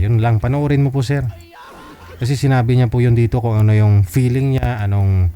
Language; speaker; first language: Filipino; native; Filipino